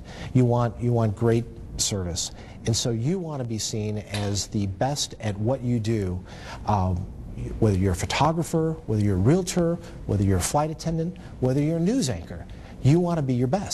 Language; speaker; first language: English; native; English